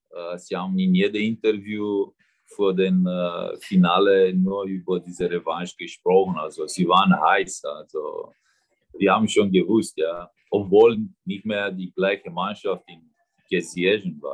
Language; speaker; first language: German; non-native, fluent; Romanian